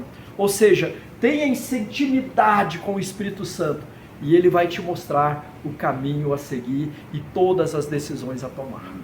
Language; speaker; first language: Portuguese; native; Portuguese